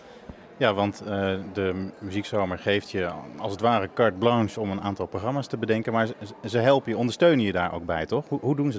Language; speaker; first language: Dutch; native; Dutch